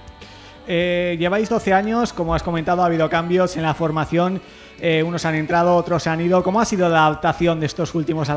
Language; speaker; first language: Spanish; native; Spanish